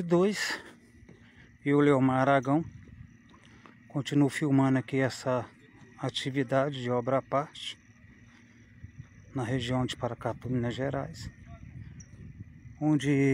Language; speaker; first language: Portuguese; native; Portuguese